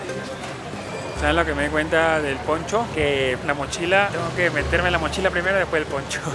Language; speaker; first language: Spanish; native; Spanish